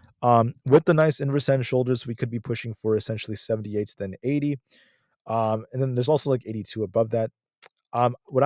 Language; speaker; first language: English; native; English